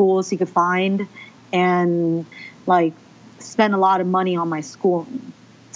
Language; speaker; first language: English; early bilingual, other home language; Chinese